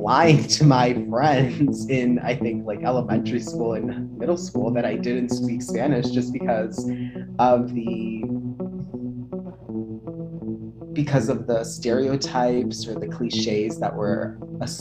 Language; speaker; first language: English; early bilingual, other home language; Spanish